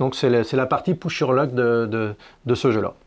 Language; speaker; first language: French; native; French